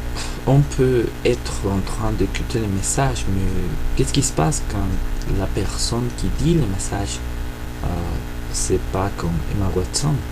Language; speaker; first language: French; non-native, fluent; Spanish